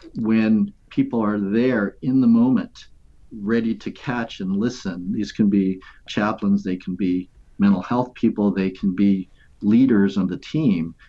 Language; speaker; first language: English; native; English